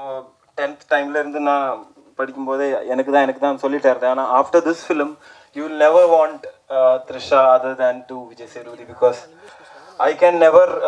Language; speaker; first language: Tamil; non-native, learner; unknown